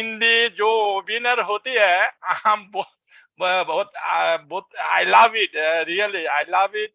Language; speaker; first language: Hindi; non-native, learner; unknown